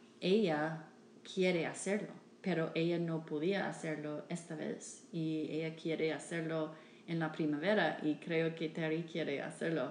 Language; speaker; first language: Spanish; non-native, learner; English